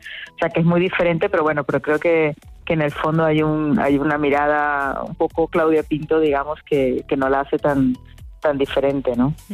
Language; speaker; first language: Spanish; native; Spanish